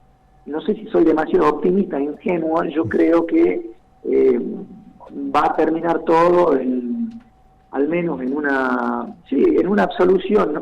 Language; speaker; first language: Spanish; native; Spanish